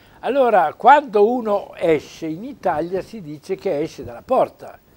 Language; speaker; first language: Italian; native; Italian